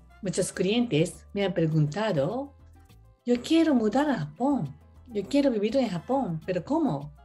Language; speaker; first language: Spanish; non-native, learner; Japanese